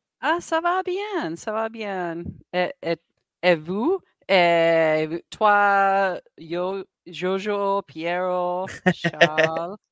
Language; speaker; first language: French; non-native, learner; English